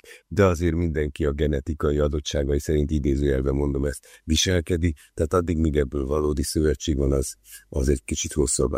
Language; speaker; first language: Hungarian; native; Hungarian